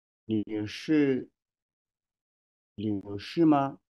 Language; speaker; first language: Chinese; non-native, learner; Swahili